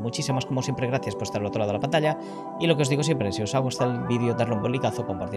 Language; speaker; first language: Spanish; native; Spanish